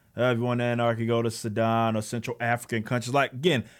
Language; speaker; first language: English; native; English